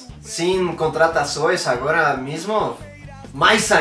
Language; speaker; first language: Portuguese; non-native, fluent; Spanish